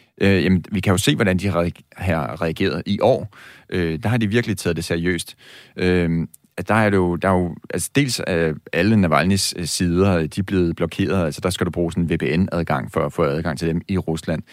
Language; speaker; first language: Danish; native; Danish